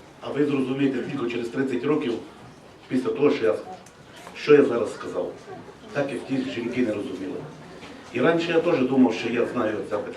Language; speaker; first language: Ukrainian; native; Ukrainian